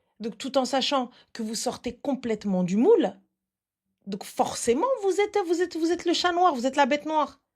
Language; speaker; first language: French; native; French